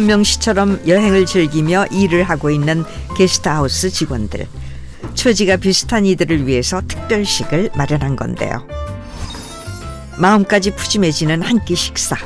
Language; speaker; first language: Korean; native; Korean